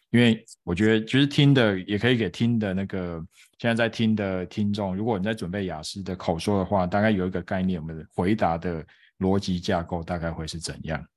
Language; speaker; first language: Chinese; native; Chinese